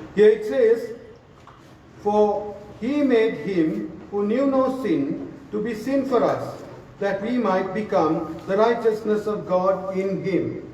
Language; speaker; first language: English; non-native, local second language; Sinhala